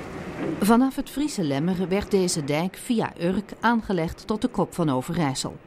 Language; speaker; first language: Dutch; native; Dutch